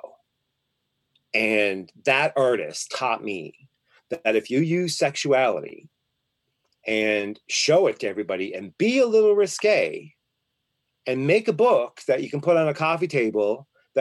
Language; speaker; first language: English; native; English